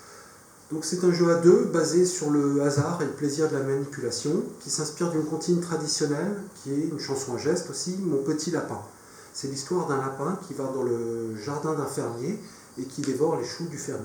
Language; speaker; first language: French; native; French